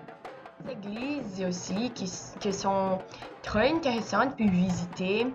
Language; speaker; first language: French; non-native, learner; Portuguese